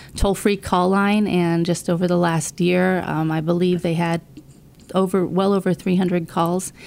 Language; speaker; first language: English; native; English